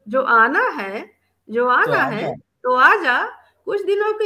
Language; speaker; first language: Hindi; native; Hindi